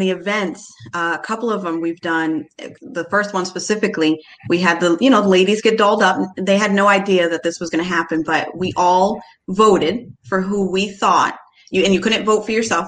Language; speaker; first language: English; native; English